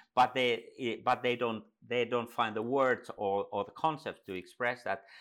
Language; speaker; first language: English; non-native, fluent; Finnish